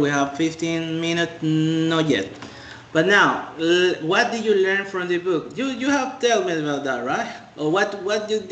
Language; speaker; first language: English; non-native, fluent; Spanish